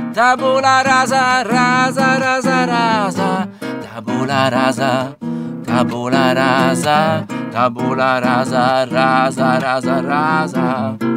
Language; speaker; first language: Italian; native; Italian